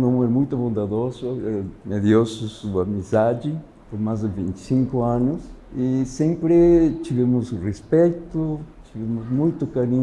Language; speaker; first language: Portuguese; non-native, learner; Spanish